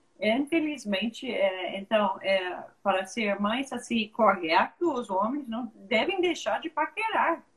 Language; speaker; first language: Portuguese; non-native, fluent; English